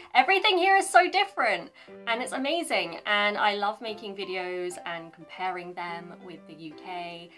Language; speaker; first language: English; native; English